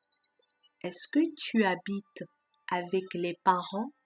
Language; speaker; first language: French; non-native, fluent; Persian